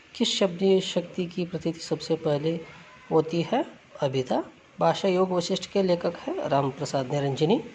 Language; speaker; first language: Hindi; non-native, local second language; Kannada